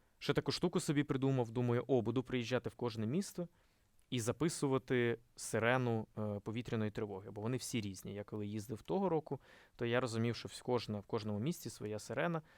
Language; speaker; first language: Ukrainian; non-native, local second language; Russian